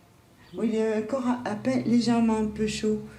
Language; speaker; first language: French; native; French